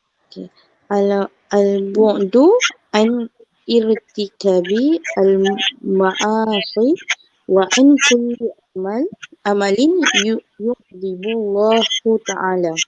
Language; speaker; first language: Arabic; non-native, learner; Malay